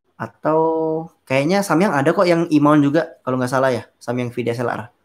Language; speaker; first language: Indonesian; native; Indonesian